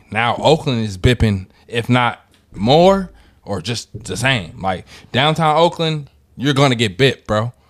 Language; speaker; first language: English; native; English